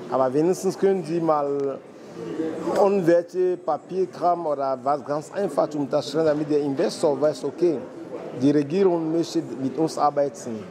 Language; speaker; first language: German; non-native, fluent; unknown